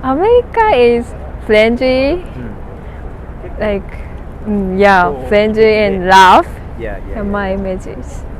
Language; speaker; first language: English; non-native, learner; Japanese